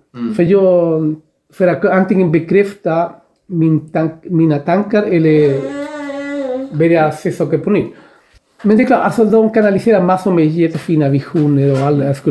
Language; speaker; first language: Swedish; non-native, fluent; Spanish